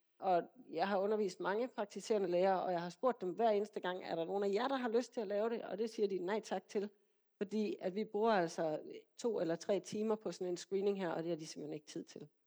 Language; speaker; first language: Danish; native; Danish